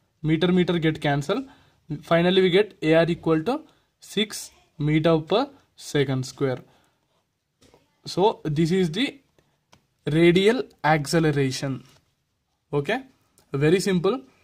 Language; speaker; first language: English; non-native, local second language; Telugu